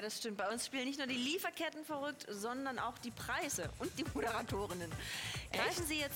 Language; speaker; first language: German; native; German